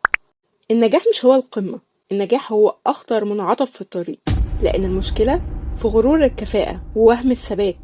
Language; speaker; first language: Arabic; native; Arabic